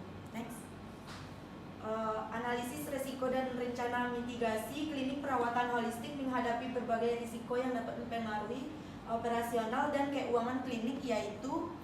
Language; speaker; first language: Indonesian; native; Indonesian